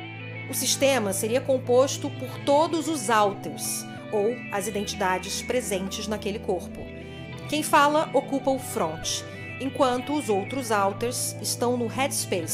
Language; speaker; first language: Portuguese; native; Portuguese